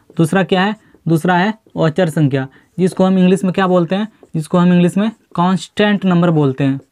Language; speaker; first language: Hindi; native; Hindi